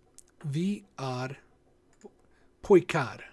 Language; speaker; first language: Swedish; non-native, learner; English